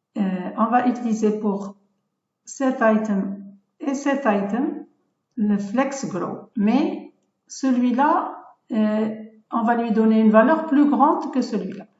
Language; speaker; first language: French; non-native, local second language; Arabic